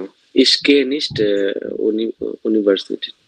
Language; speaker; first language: German; non-native, learner; Bangla